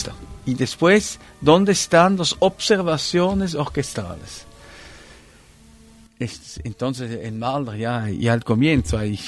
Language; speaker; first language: Spanish; non-native, fluent; Italian